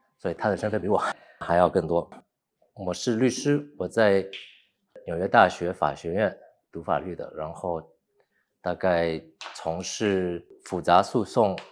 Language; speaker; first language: Chinese; early bilingual, heritage; Chinese